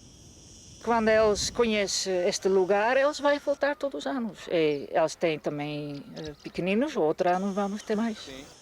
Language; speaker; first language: Portuguese; non-native, learner; Dutch